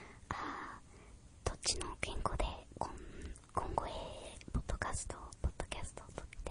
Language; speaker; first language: Japanese; early bilingual, heritage; Japanese